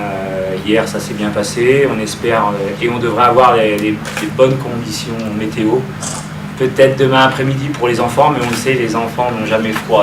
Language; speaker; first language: French; native; French